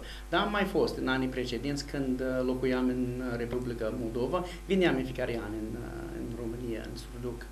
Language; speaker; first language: Romanian; non-native, fluent; English